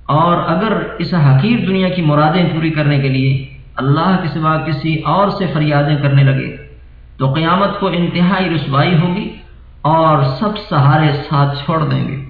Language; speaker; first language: Urdu; native; Urdu